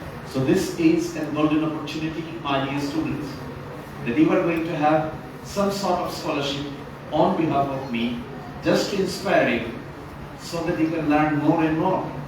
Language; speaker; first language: English; non-native, local second language; Bangla